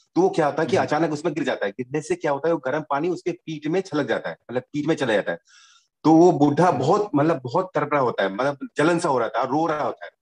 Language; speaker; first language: Hindi; non-native, local second language; Bangla